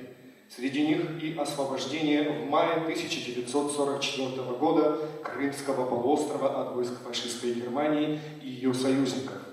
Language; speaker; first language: Russian; native; Russian